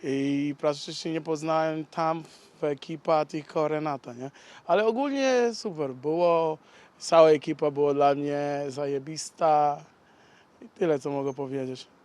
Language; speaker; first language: Polish; non-native, learner; Portuguese